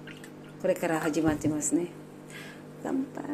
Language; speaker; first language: Japanese; non-native, learner; Filipino